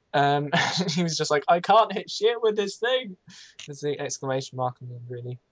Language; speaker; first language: English; native; English